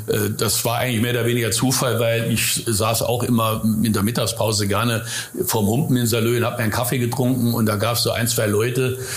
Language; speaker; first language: German; native; German